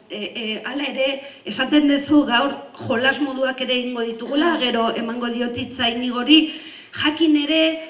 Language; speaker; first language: Basque; native; Basque